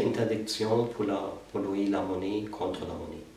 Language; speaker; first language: French; non-native, fluent; German